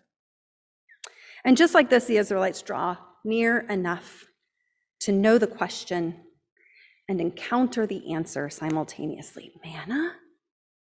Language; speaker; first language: English; native; English